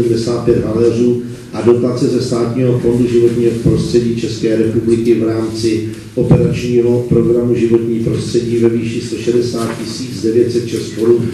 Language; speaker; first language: Czech; native; Czech